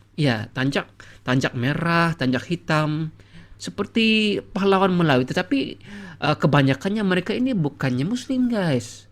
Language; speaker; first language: Malay; native; Malay